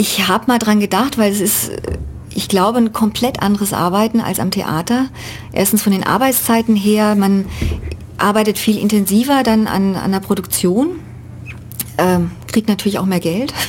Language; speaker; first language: German; native; German